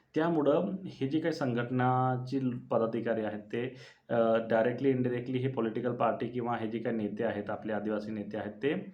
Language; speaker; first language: Marathi; non-native, local second language; Bhili